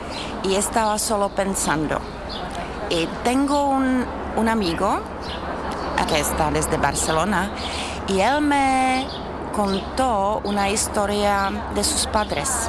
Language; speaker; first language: Spanish; non-native, learner; Czech